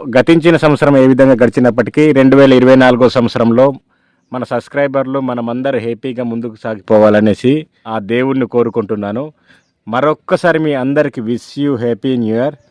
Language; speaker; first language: Telugu; native; Telugu